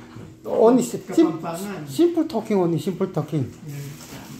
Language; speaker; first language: English; non-native, learner; Korean